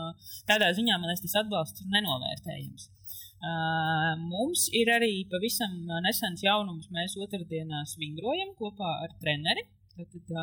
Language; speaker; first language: Latvian; native; Latvian